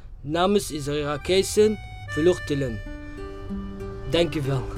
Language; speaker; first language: Dutch; non-native, learner; Arabic